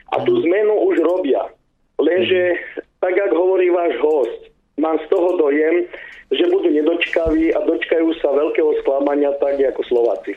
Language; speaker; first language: Slovak; native; Slovak